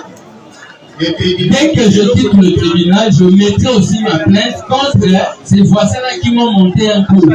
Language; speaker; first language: French; non-native, local second language; Lingala